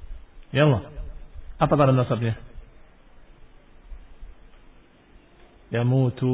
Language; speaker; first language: Arabic; non-native, fluent; Indonesian